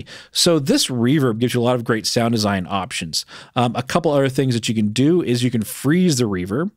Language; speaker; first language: English; native; English